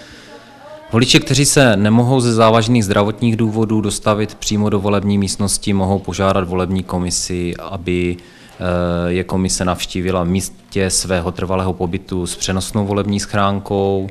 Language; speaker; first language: Czech; native; Czech